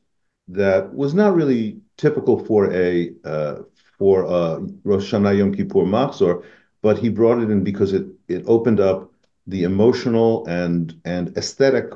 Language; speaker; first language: English; native; English